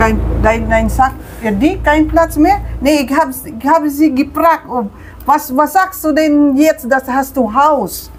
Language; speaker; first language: German; non-native, learner; Filipino